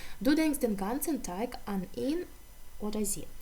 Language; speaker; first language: German; non-native, fluent; Ukrainian